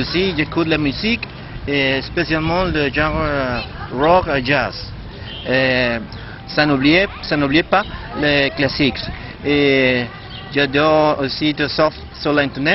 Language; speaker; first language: French; non-native, learner; Spanish